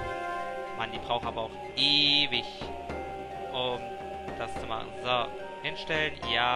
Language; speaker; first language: German; native; German